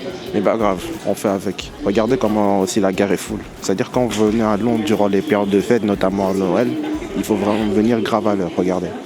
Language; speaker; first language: French; native; French